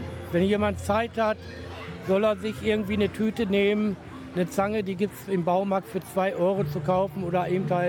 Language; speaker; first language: German; native; German